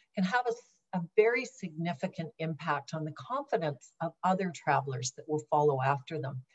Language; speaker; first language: English; native; English